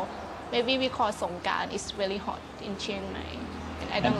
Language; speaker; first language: English; non-native, learner; Thai